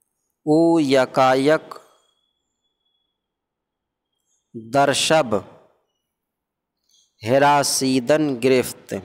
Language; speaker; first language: Persian; non-native, fluent; Urdu